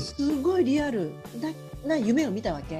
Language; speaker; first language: Japanese; native; Japanese